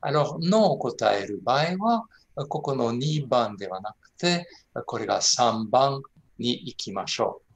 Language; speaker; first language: Japanese; non-native, fluent; French